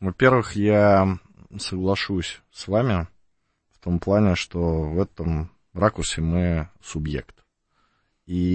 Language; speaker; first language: Russian; native; Russian